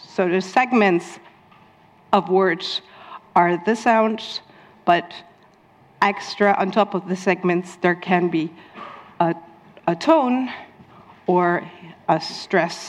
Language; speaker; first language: English; non-native, fluent; Dutch